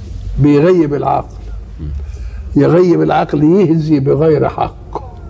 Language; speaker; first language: Arabic; native; Arabic